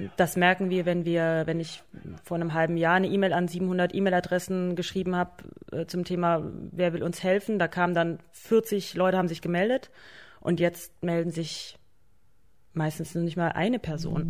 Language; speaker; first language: German; native; German